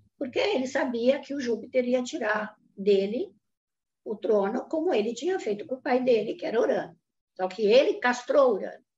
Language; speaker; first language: Portuguese; non-native, fluent; Italian